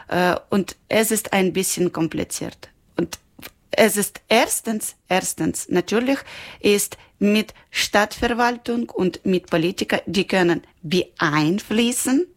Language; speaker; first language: German; non-native, learner; Ukrainian